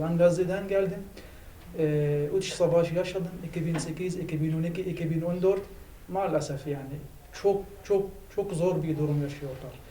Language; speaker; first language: Turkish; non-native, fluent; Arabic